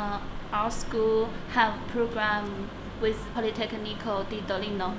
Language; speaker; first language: English; non-native, learner; Chinese